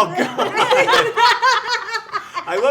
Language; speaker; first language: English; native; English